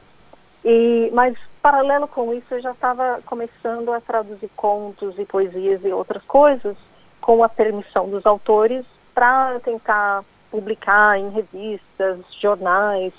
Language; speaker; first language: Portuguese; non-native, fluent; English